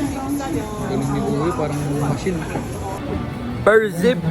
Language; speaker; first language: Filipino; native; Filipino